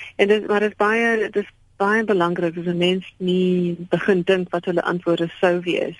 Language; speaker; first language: Afrikaans; non-native, local second language; English